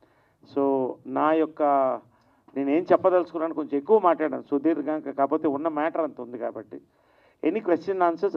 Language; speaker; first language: Telugu; native; Telugu